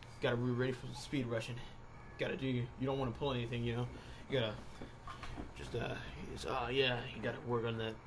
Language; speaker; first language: English; native; English